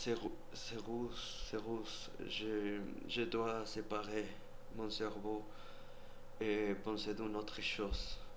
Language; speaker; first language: French; non-native, learner; Spanish